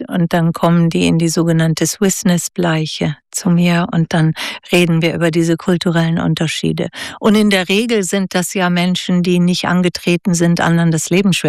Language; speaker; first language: German; native; German